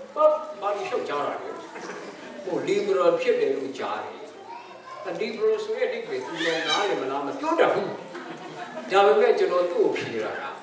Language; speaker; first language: Burmese; non-native, local second language; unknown